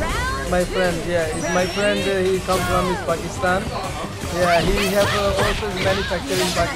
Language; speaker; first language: English; non-native, learner; Chinese